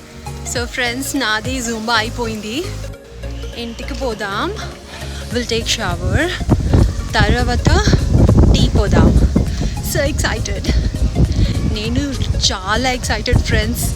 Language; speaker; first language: Telugu; non-native, local second language; Kannada